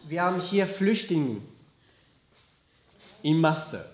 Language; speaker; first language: German; non-native, fluent; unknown